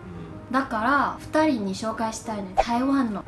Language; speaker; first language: Japanese; non-native, learner; Chinese